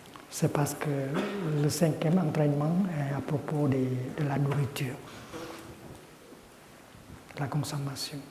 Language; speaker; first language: French; non-native, fluent; Vietnamese